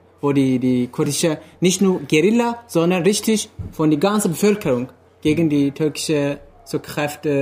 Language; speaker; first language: German; non-native, fluent; Kurdish